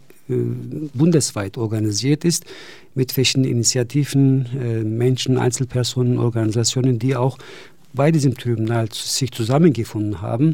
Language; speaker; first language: German; non-native, fluent; Turkish